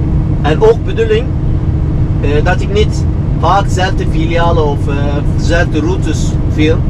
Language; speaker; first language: Dutch; non-native, fluent; Turkish